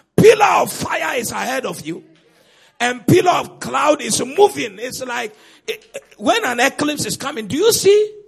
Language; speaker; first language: English; non-native, local second language; Akan